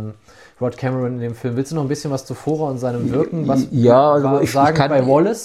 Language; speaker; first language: German; native; German